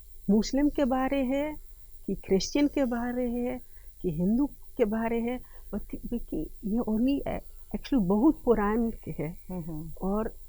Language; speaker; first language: Hindi; early bilingual, heritage; Dutch